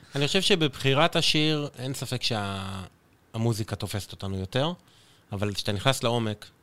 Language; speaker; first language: Hebrew; native; Hebrew